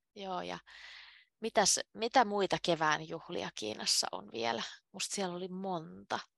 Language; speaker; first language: Finnish; native; Finnish